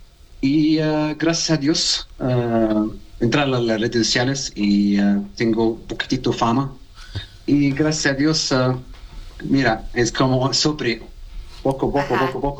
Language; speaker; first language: Spanish; non-native, learner; Arabic